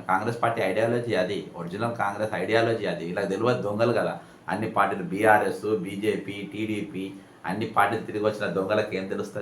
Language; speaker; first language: Telugu; native; Telugu